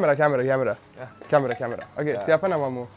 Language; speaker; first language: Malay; non-native, learner; Persian